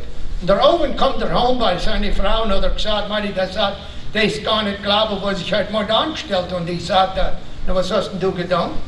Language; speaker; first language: German; early bilingual, heritage; German